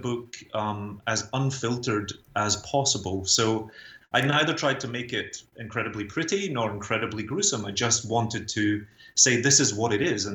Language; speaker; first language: English; native; English